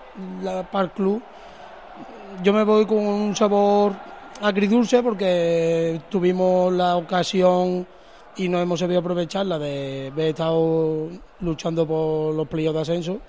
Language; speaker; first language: Spanish; native; Spanish